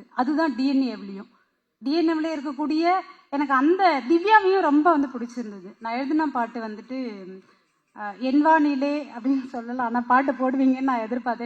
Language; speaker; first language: Tamil; native; Tamil